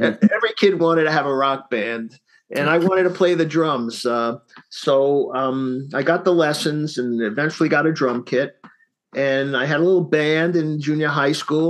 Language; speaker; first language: English; native; English